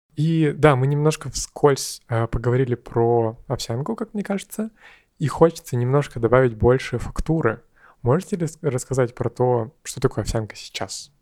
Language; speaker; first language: Russian; native; Russian